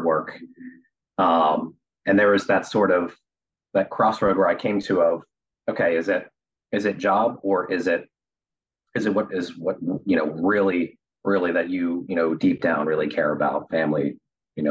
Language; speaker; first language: English; native; English